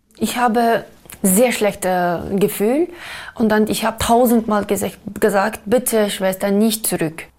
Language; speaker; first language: German; non-native, learner; Uyghur